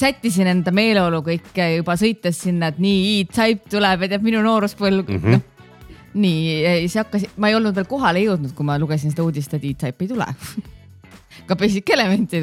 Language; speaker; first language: Estonian; native; Estonian